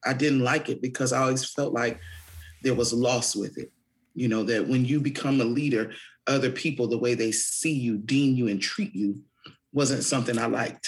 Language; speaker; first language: English; native; English